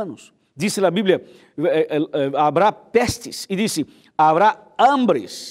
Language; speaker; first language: Spanish; non-native, fluent; Portuguese